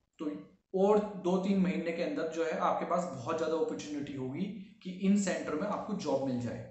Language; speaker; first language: Hindi; native; Hindi